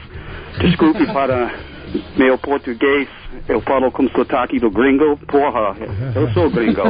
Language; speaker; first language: Portuguese; non-native, learner; English